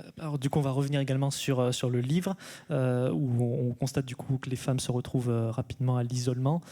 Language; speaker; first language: French; native; French